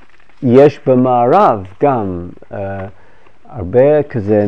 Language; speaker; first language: Hebrew; non-native, fluent; English